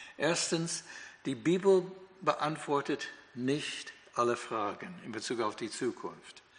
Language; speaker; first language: German; non-native, fluent; English